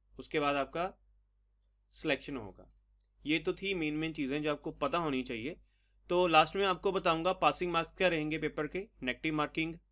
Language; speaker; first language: Hindi; non-native, local second language; Punjabi